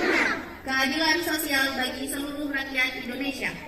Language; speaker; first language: Indonesian; native; Indonesian